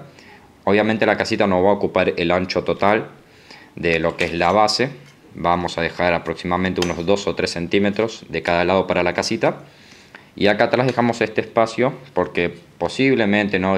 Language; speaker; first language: Spanish; native; Spanish